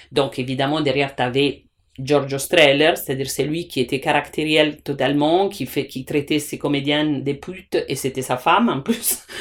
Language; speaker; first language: French; non-native, fluent; Italian